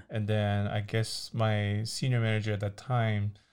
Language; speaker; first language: English; early bilingual, other home language; Chinese